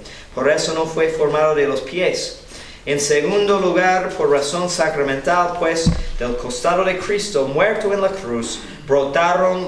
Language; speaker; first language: Spanish; non-native, fluent; English